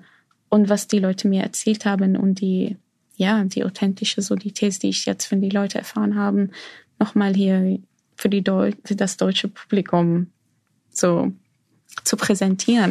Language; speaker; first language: German; non-native, fluent; Arabic